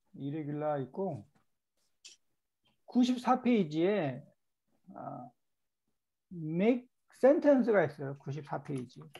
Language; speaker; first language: Korean; native; Korean